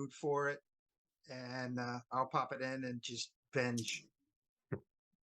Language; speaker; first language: English; native; English